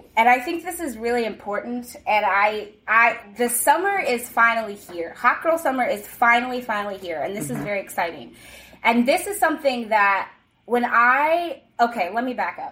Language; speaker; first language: English; native; English